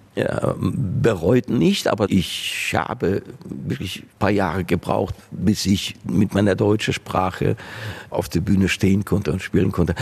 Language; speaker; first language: German; non-native, fluent; Georgian